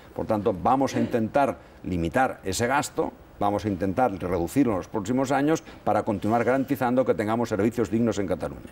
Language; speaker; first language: Spanish; non-native, local second language; Catalan